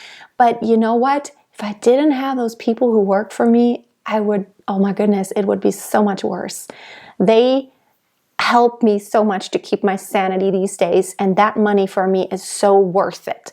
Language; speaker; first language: English; non-native, fluent; German